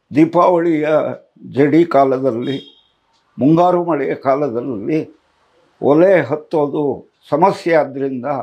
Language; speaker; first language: Kannada; non-native, local second language; Tamil